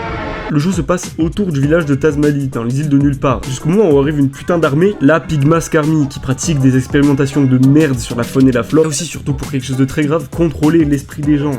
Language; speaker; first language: French; native; French